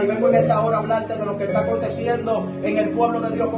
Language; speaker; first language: Spanish; native; Spanish